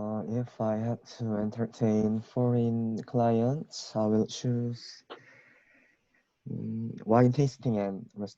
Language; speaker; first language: English; non-native, learner; Korean